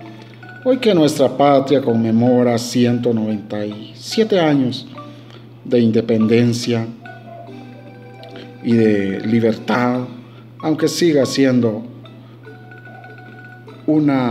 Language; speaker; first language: Spanish; native; Spanish